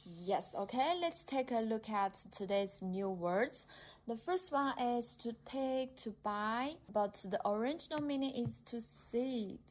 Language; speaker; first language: English; non-native, fluent; Chinese